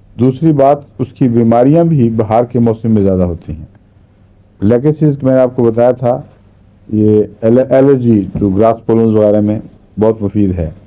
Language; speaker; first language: Urdu; native; Urdu